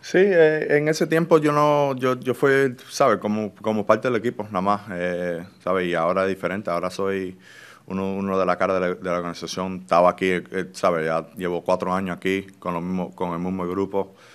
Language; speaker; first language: Spanish; early bilingual, heritage; Spanish